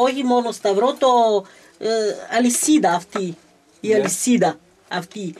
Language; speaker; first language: Greek; early bilingual, heritage; Greek